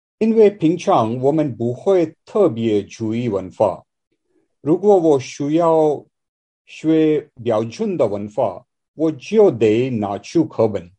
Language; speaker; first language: Chinese; non-native, learner; English